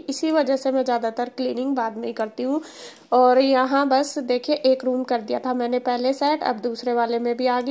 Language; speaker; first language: Hindi; native; Hindi